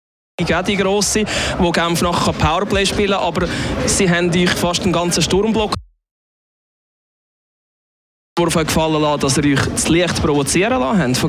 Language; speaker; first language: German; native; German